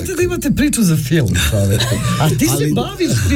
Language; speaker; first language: Serbian; native; Serbian